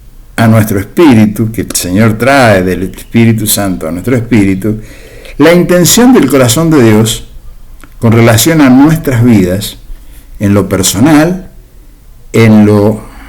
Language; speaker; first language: Spanish; native; Spanish